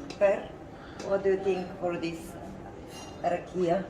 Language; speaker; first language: English; non-native, learner; Bulgarian